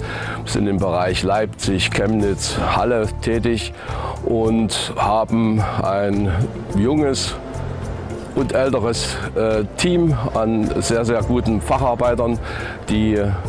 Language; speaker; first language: German; native; German